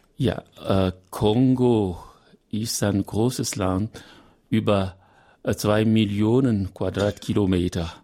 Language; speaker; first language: German; non-native, learner; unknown